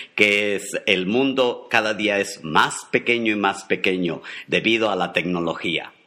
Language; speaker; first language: English; non-native, fluent; Spanish